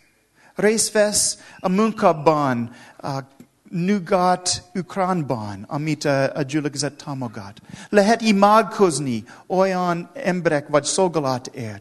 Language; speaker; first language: Hungarian; non-native, learner; English